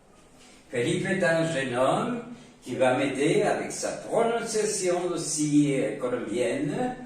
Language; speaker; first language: French; non-native, fluent; Spanish